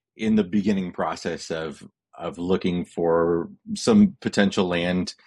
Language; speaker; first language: English; native; English